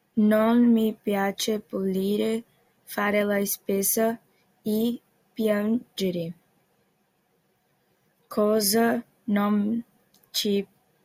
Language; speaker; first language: Italian; non-native, learner; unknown